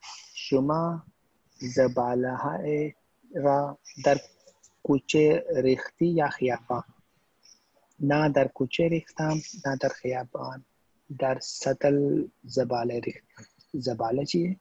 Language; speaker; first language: Persian; non-native, learner; Urdu